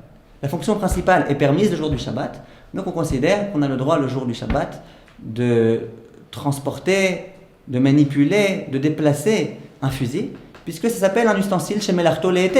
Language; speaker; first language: French; native; French